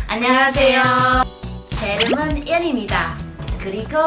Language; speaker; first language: Korean; non-native, learner; Vietnamese